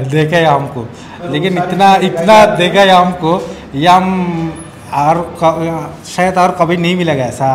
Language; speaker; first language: Hindi; non-native, learner; Bangla